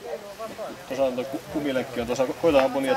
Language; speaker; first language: Finnish; native; Finnish